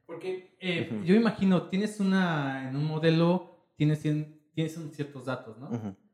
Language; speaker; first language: Spanish; native; Spanish